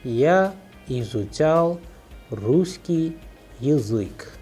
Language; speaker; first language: Russian; non-native, fluent; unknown